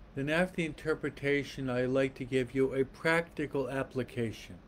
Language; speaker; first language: English; native; English